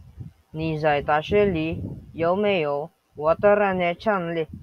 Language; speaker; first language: Chinese; non-native, learner; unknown